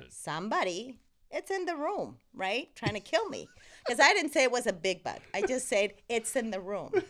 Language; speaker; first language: English; non-native, fluent; Spanish